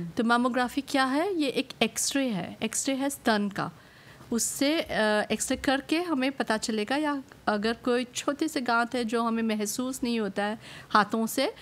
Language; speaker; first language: Hindi; non-native, local second language; Morisyen